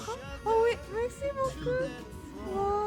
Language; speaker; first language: French; non-native, learner; Japanese